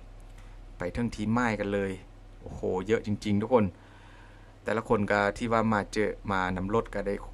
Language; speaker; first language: Thai; non-native, local second language; Northeastern Thai